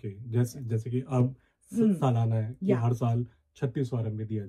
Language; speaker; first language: Hindi; native; Hindi